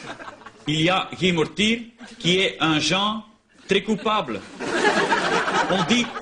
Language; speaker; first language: French; non-native, local second language; Dutch